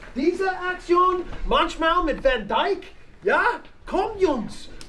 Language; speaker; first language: German; non-native, learner; English